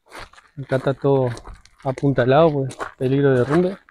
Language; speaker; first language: Spanish; native; Spanish